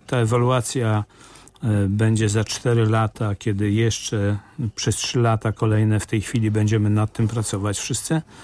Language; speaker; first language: Polish; native; Polish